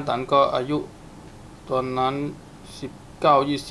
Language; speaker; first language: Thai; native; Thai